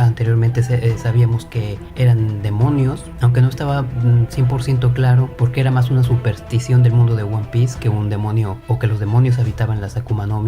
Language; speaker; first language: Spanish; native; Spanish